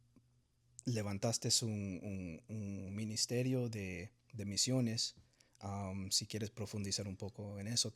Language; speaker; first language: Spanish; early bilingual, heritage; Spanish